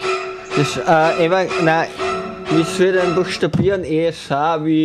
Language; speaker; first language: German; native; German